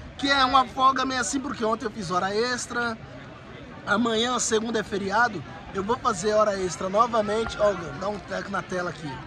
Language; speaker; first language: Portuguese; native; Portuguese